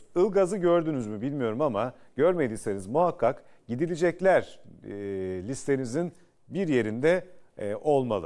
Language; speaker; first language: Turkish; native; Turkish